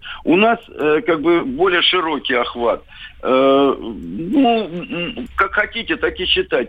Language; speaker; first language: Russian; native; Russian